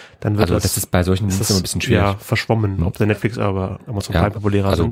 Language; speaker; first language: German; native; German